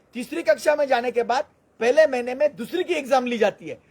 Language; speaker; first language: Hindi; non-native, local second language; Marathi